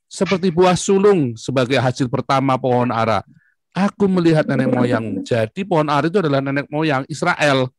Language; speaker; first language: Indonesian; native; Indonesian